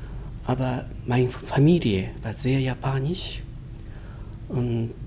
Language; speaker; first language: German; non-native, learner; Japanese